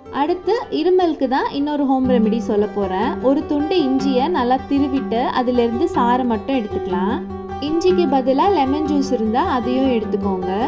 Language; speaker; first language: Tamil; native; Tamil